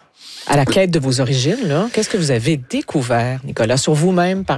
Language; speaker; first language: French; native; French